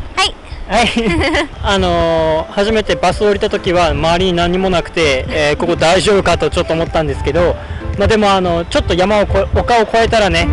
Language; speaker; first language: Japanese; native; Japanese